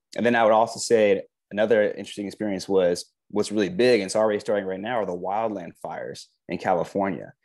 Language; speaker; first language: English; native; English